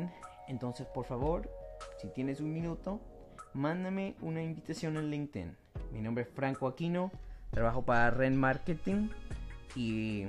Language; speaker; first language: Spanish; early bilingual, heritage; Spanish